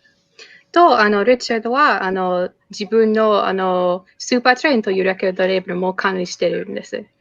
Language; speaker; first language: Japanese; non-native, fluent; English